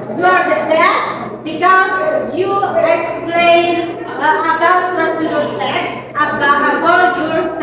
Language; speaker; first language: English; non-native, learner; Indonesian